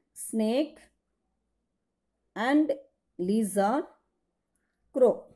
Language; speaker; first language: English; non-native, local second language; Tamil